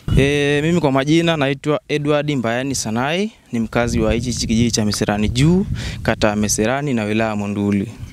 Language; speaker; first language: Swahili; non-native, local second language; Masai